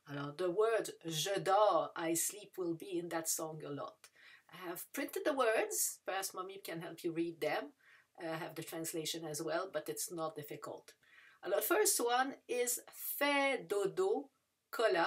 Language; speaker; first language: English; non-native, fluent; French